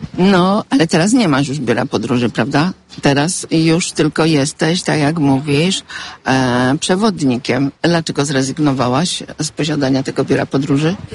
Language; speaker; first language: Polish; native; Polish